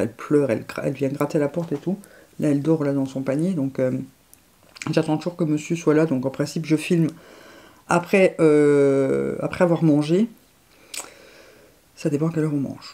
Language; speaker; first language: French; native; French